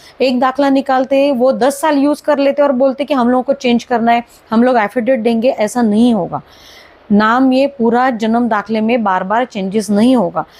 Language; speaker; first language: Hindi; non-native, local second language; Marathi